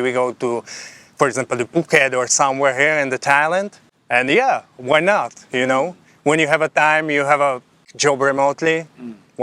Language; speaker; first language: English; non-native, fluent; Slovak